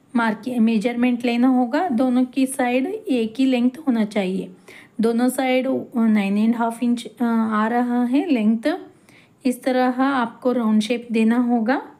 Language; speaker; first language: Hindi; non-native, local second language; Kannada